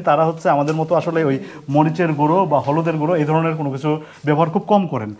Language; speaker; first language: Bangla; native; Bangla